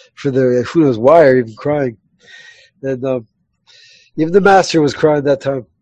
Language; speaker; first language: English; early bilingual, other home language; Spanish